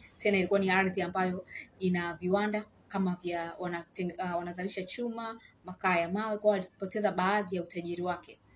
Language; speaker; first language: Swahili; native; Swahili